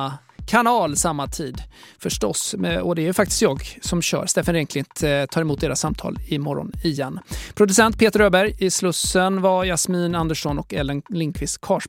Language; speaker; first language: Swedish; native; Swedish